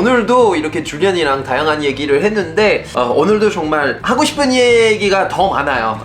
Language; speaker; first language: Korean; non-native, fluent; French